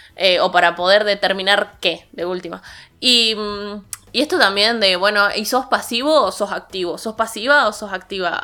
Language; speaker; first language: Spanish; native; Spanish